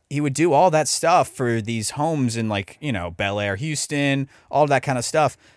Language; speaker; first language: English; native; English